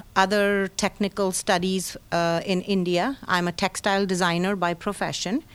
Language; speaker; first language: English; non-native, local second language; Hindi